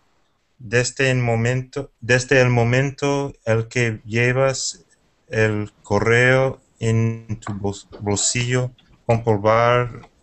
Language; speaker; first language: Spanish; non-native, learner; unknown